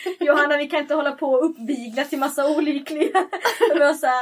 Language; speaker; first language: Swedish; native; Swedish